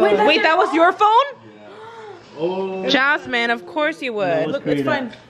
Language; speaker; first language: English; early bilingual, other home language; Spanish